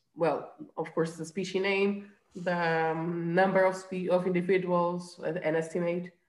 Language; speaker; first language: English; non-native, fluent; Portuguese